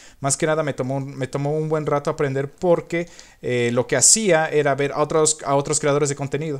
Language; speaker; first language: Spanish; native; Spanish